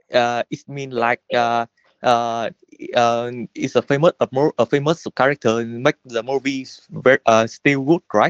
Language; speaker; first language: English; non-native, learner; Vietnamese